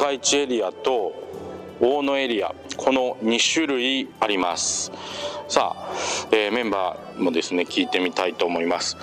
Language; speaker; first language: Japanese; native; Japanese